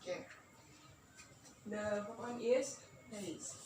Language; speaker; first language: English; non-native, learner; Indonesian